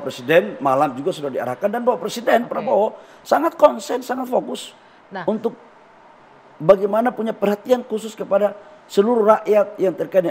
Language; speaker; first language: Indonesian; native; Indonesian